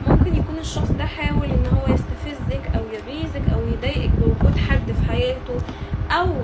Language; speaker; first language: Arabic; native; Arabic